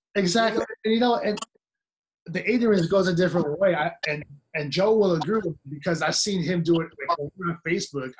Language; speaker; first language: English; early bilingual, other home language; Spanish